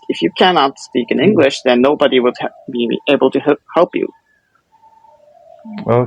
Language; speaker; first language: English; non-native, fluent; Japanese